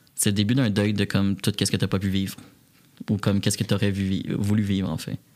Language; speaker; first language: French; native; French